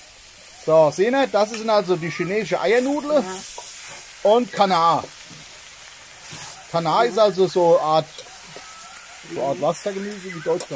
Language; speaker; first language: German; native; German